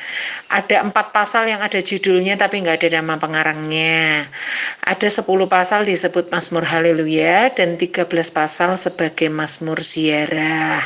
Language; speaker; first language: Indonesian; native; Indonesian